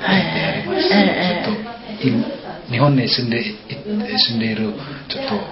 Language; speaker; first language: Japanese; non-native, learner; Indonesian